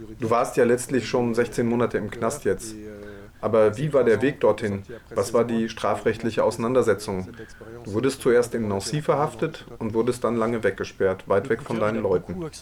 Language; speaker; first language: German; native; German